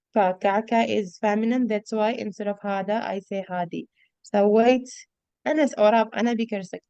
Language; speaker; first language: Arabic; non-native, fluent; Urdu